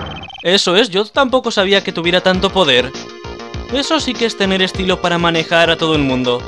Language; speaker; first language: Spanish; native; Spanish